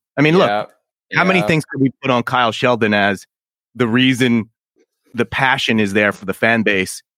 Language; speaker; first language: English; native; English